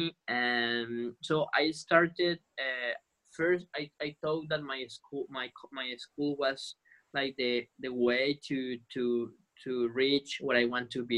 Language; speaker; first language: English; non-native, fluent; Spanish